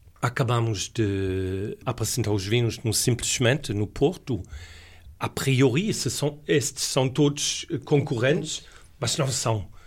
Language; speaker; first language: Portuguese; non-native, fluent; German